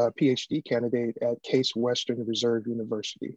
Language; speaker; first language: English; native; English